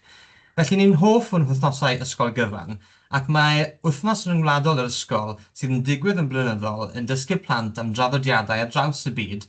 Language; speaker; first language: Welsh; native; Welsh